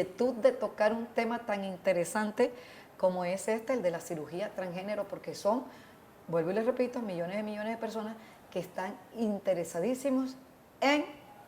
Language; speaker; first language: Spanish; native; Spanish